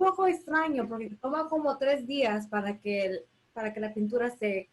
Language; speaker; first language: Spanish; early bilingual, heritage; English